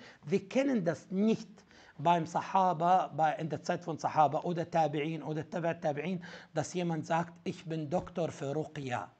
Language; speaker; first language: German; non-native, fluent; Arabic